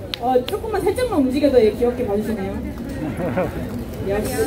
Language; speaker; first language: Korean; non-native, fluent; Japanese